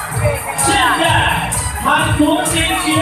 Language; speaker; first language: Chinese; non-native, learner; Thai